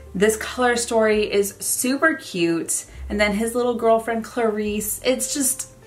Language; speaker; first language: English; native; English